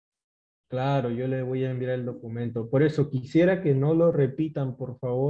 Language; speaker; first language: Spanish; native; Spanish